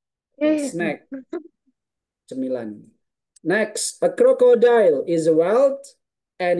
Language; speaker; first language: English; non-native, fluent; Indonesian